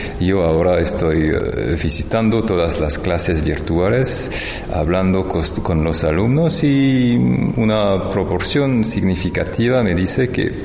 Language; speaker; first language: Spanish; non-native, fluent; French